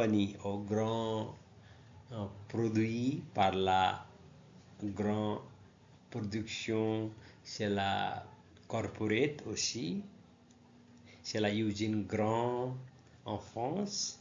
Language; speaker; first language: French; non-native, learner; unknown